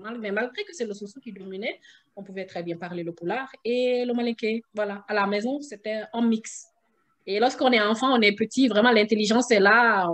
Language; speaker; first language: French; non-native, local second language; Susu